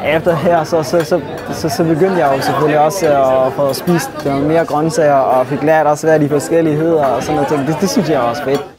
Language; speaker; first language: Danish; early bilingual, other home language; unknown